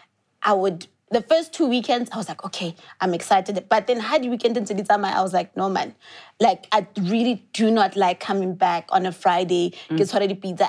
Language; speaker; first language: English; non-native, local second language; Southern Sotho